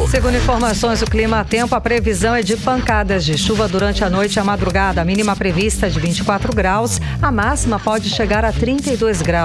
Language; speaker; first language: Portuguese; native; Portuguese